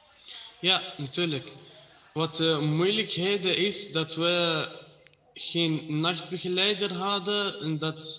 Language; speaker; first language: Dutch; non-native, learner; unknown